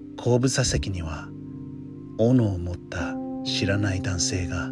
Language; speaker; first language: Japanese; non-native, fluent; English